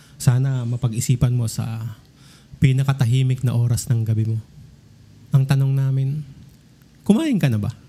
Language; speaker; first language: Filipino; native; Filipino